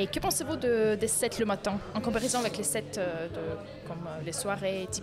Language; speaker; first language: French; non-native, fluent; Polish